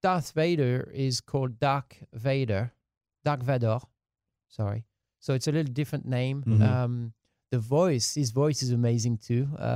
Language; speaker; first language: English; non-native, fluent; French